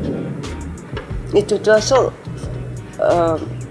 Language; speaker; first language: French; non-native, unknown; Japanese